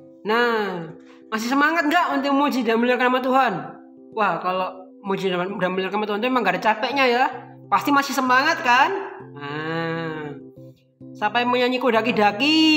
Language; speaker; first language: Indonesian; native; Indonesian